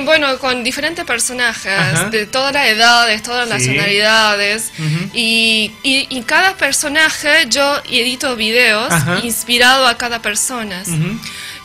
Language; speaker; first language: Spanish; non-native, learner; Japanese